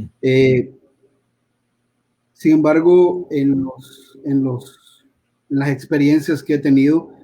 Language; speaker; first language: Spanish; native; Spanish